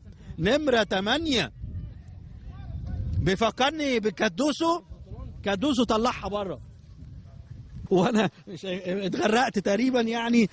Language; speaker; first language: Arabic; native; Arabic